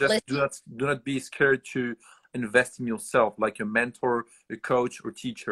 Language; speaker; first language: English; non-native, fluent; French